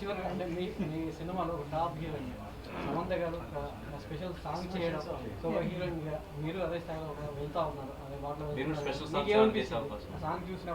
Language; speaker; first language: Telugu; native; Telugu